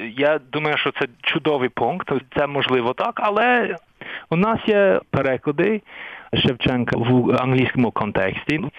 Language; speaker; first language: Ukrainian; non-native, fluent; English